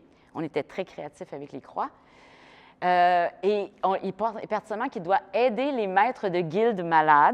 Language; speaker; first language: French; native; French